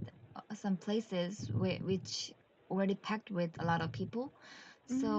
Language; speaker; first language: English; non-native, learner; Korean